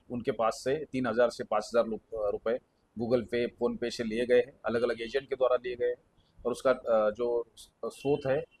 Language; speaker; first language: Hindi; non-native, local second language; Marathi